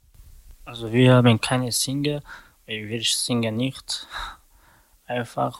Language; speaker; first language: German; non-native, learner; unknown